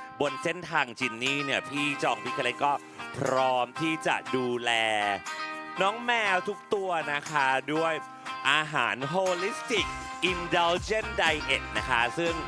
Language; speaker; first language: Thai; native; Thai